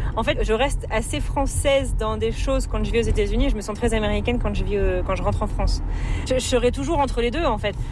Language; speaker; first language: French; native; French